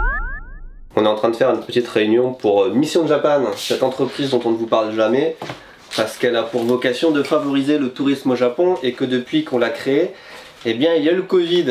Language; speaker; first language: French; native; French